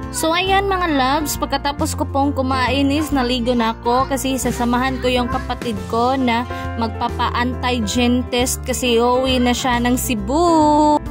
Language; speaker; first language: Filipino; non-native, local second language; Cebuano